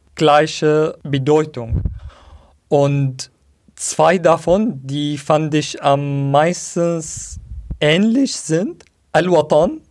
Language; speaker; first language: German; non-native, fluent; Arabic